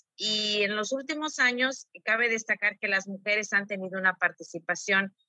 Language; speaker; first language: Spanish; native; Spanish